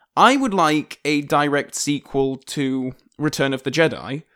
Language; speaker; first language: English; native; English